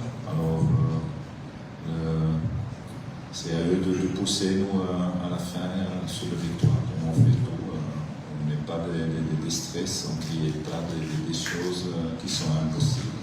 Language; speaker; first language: French; non-native, fluent; Dutch